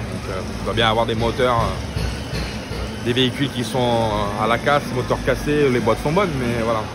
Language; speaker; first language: French; native; French